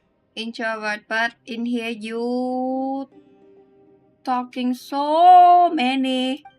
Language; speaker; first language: English; non-native, learner; Vietnamese